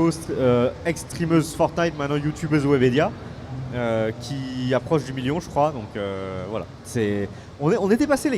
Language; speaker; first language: French; native; French